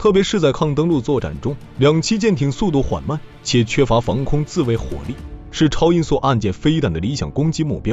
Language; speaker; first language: Chinese; native; Chinese